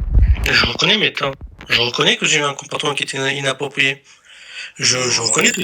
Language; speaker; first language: French; native; French